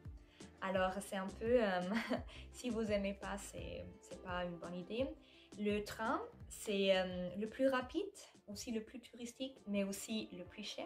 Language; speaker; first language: French; non-native, fluent; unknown